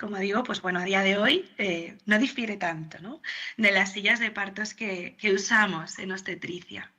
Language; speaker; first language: Spanish; native; Spanish